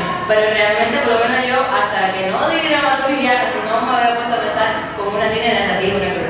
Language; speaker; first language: Spanish; native; Spanish